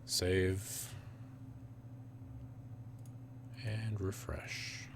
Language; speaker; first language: English; native; English